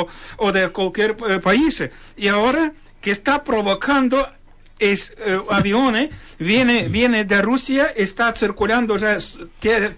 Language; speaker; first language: Spanish; non-native, learner; Ukrainian